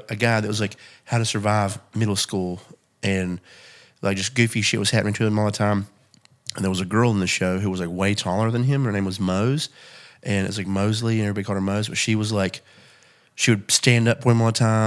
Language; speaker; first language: English; native; English